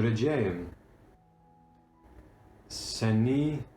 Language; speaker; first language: Turkish; non-native, learner; English